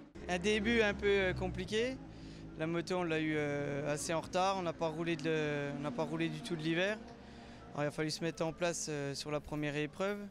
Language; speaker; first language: French; native; French